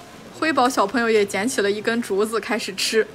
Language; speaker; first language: Chinese; native; Chinese